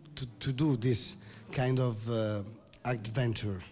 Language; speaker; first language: English; non-native, learner; Italian